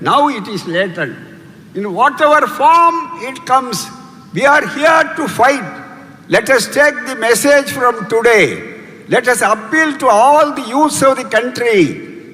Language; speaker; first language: English; non-native, local second language; Tamil